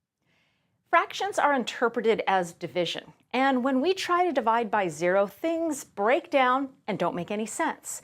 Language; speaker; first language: English; native; English